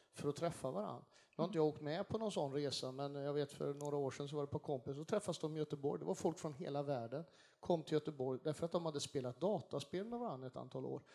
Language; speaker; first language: Swedish; native; Swedish